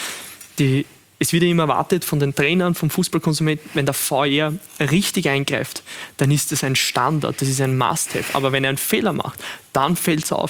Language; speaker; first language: German; native; German